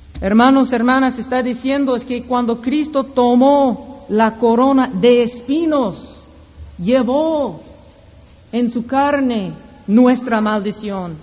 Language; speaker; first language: Spanish; non-native, fluent; English